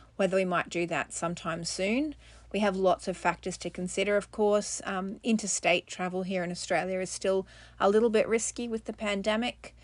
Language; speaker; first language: English; native; English